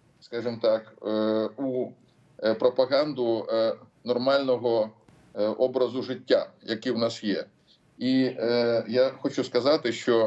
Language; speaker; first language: Ukrainian; non-native, local second language; Russian